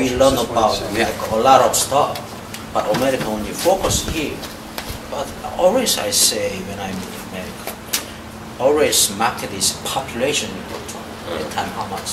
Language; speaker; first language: English; non-native, learner; Korean